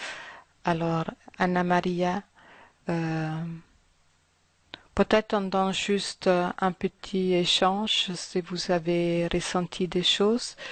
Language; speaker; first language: French; non-native, fluent; German